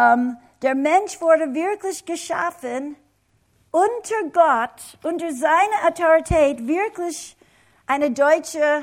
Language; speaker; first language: German; non-native, fluent; English